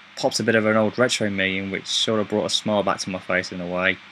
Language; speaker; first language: English; native; English